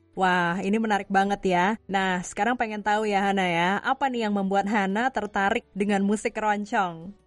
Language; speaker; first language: Indonesian; native; Indonesian